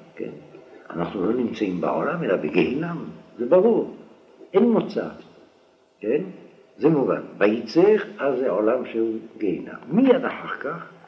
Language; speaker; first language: Hebrew; non-native, fluent; French